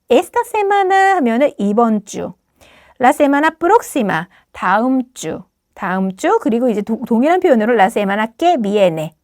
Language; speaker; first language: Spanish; non-native, fluent; Korean